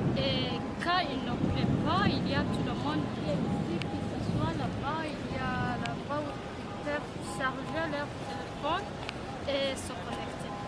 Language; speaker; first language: French; non-native, local second language; Kinyarwanda